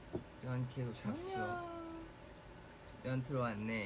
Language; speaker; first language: Korean; non-native, fluent; Thai